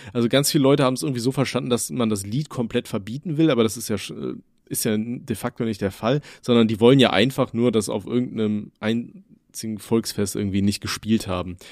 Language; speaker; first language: German; native; German